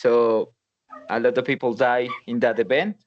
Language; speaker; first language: English; non-native, learner; Spanish